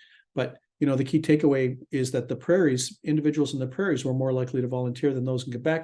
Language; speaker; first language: English; native; English